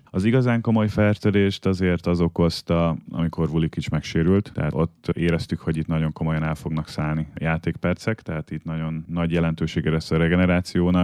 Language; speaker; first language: Hungarian; native; Hungarian